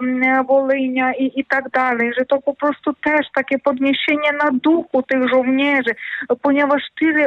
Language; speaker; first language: Polish; non-native, fluent; Ukrainian